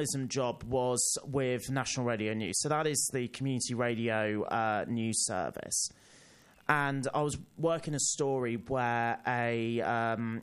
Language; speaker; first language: English; native; English